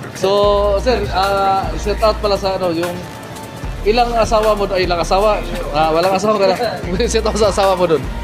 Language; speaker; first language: Filipino; non-native, local second language; Cebuano